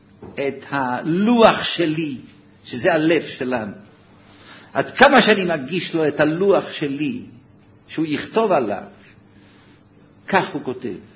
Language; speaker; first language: Hebrew; native; Hebrew